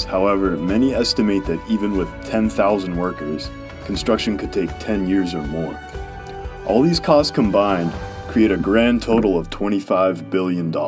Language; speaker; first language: English; native; English